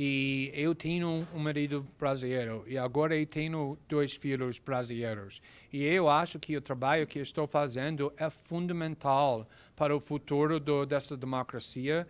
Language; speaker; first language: Portuguese; non-native, fluent; English